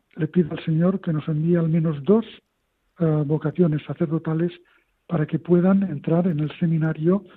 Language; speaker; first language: Spanish; native; Spanish